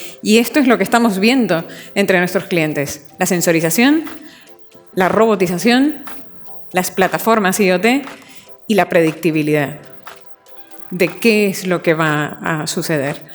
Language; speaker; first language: Spanish; native; Spanish